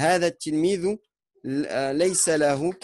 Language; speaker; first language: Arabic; non-native, fluent; French